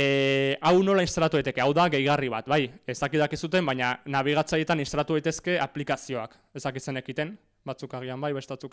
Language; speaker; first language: Basque; native; Basque